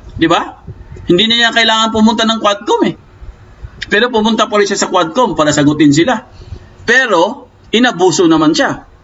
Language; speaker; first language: Filipino; non-native, local second language; Cebuano